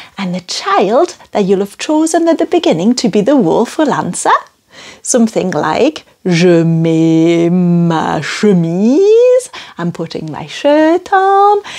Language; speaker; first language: English; non-native, fluent; French